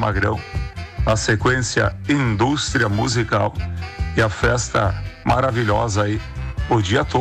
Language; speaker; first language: Portuguese; native; Portuguese